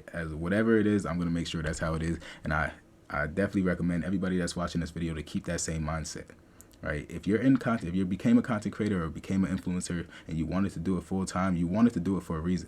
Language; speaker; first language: English; native; English